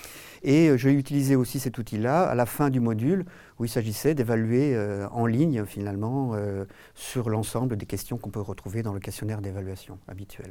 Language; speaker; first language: French; native; French